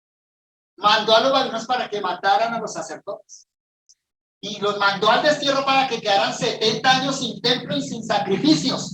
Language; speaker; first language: Spanish; native; Spanish